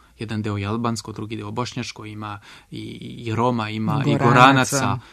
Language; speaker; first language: Serbian; non-native, fluent; French